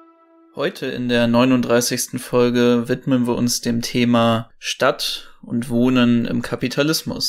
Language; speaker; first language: German; native; German